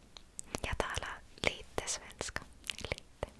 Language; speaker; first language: Swedish; non-native, local second language; Finnish